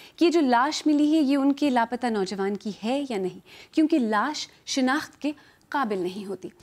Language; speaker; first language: Urdu; native; Urdu